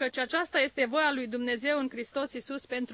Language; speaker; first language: Romanian; native; Romanian